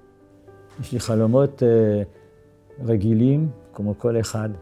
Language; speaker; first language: Hebrew; non-native, fluent; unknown